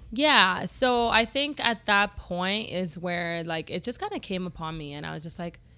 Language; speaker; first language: English; native; English